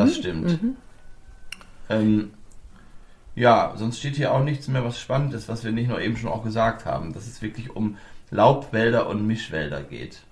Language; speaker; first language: German; native; German